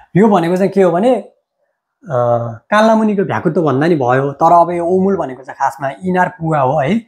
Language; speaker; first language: Nepali; native; Nepali